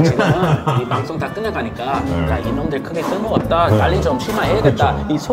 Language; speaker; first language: Korean; non-native, fluent; English